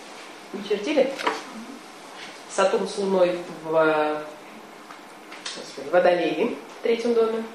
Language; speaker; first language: Russian; native; Russian